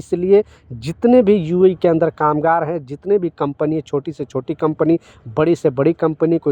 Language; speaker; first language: Hindi; native; Hindi